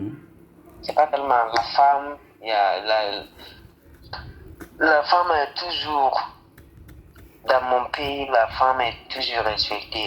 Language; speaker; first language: French; non-native, fluent; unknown